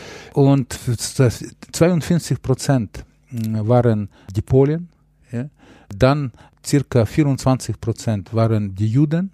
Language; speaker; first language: German; non-native, fluent; Ukrainian